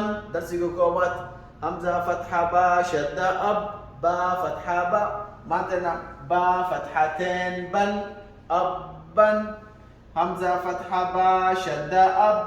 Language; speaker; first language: Arabic; non-native, local second language; Somali